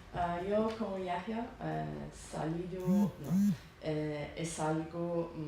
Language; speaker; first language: Spanish; non-native, learner; Persian